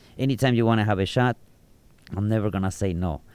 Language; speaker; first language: English; non-native, fluent; Spanish